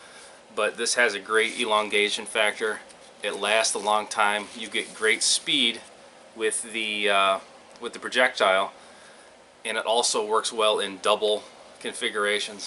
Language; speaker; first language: English; native; English